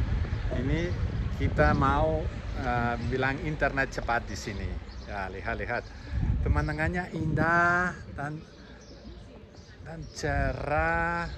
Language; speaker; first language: Indonesian; non-native, learner; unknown